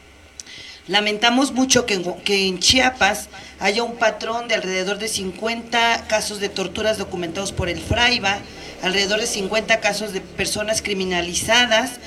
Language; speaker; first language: Spanish; native; Spanish